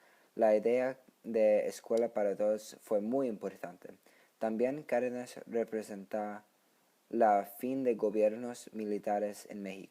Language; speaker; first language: Spanish; non-native, learner; English